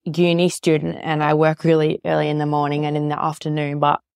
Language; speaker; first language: English; native; English